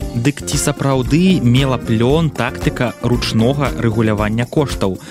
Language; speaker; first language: Belarusian; native; Belarusian